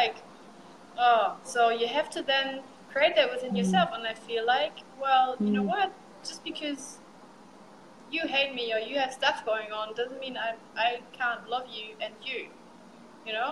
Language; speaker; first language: English; non-native, fluent; German